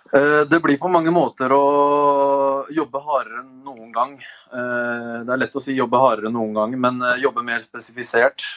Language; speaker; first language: Norwegian; early bilingual, other home language; Albanian